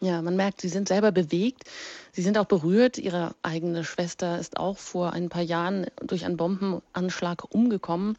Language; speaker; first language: German; native; German